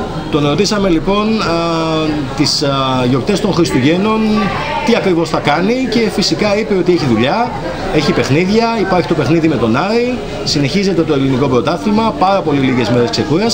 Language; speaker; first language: Greek; native; Greek